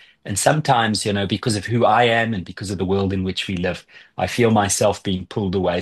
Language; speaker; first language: English; native; English